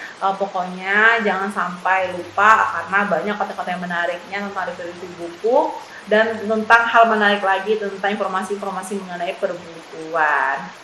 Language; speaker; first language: Indonesian; native; Indonesian